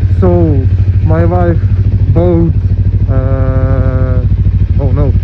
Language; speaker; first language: English; non-native, learner; Russian